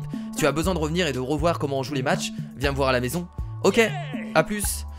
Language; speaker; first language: French; native; French